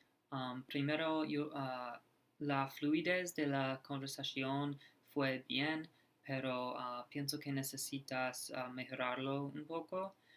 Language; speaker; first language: Spanish; non-native, learner; English